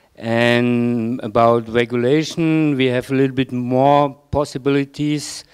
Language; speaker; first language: English; non-native, fluent; German